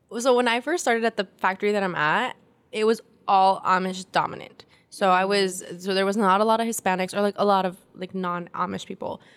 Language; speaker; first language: English; early bilingual, other home language; Spanish